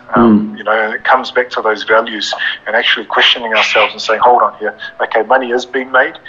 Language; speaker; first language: English; native; English